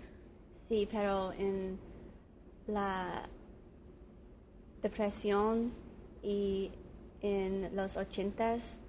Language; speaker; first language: Spanish; non-native, learner; English